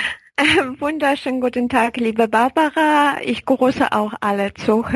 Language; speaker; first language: German; non-native, fluent; Polish